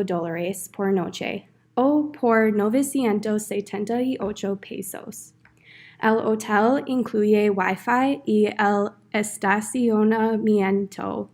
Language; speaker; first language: Spanish; non-native, learner; English